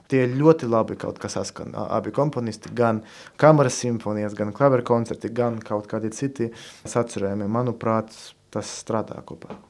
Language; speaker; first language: Latvian; non-native, local second language; Russian